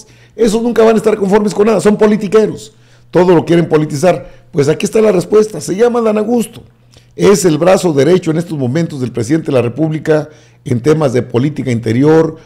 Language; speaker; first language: Spanish; native; Spanish